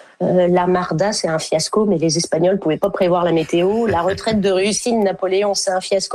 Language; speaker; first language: French; native; French